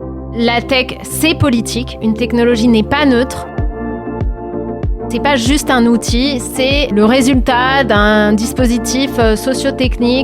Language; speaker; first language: French; native; French